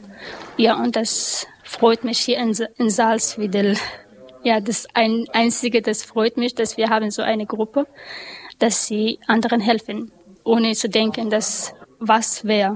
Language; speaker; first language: German; non-native, learner; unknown